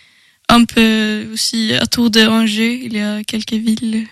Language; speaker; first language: French; non-native, learner; Swedish